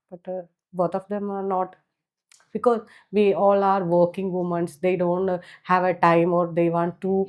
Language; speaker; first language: English; non-native, local second language; Malayalam